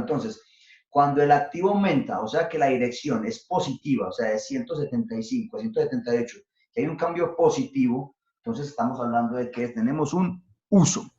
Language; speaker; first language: Spanish; native; Spanish